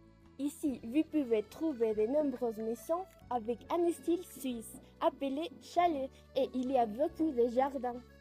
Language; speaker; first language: French; non-native, learner; Spanish